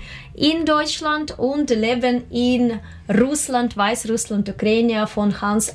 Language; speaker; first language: German; non-native, learner; Russian